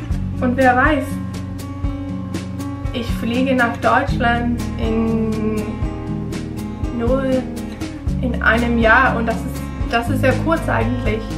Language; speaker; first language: German; non-native, learner; English